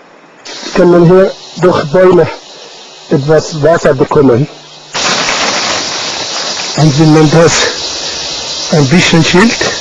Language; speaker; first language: German; non-native, fluent; Arabic